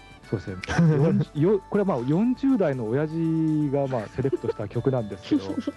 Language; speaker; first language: Japanese; native; Japanese